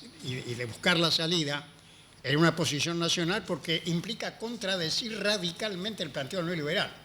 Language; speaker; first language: Spanish; native; Spanish